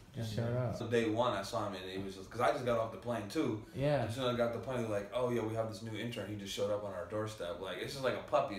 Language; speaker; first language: English; native; English